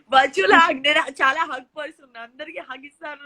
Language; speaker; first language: Telugu; non-native, learner; Gujarati